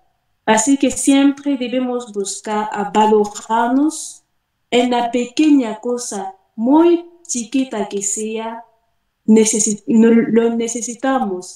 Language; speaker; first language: Spanish; non-native, fluent; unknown